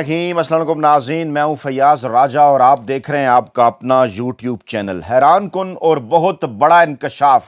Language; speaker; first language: Urdu; native; Urdu